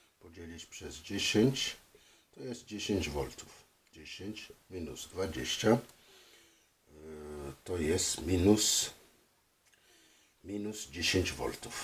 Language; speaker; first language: Polish; non-native, fluent; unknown